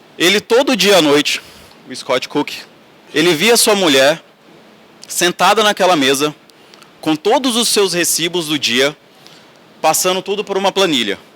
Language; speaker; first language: Portuguese; native; Portuguese